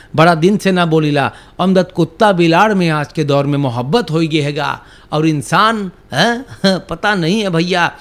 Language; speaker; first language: Hindi; non-native, local second language; Caribbean Hindustani